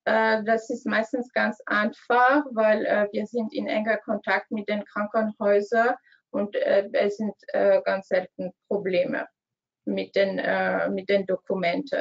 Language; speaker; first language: German; non-native, learner; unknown